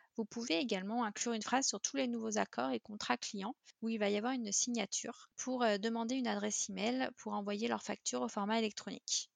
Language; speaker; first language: French; native; French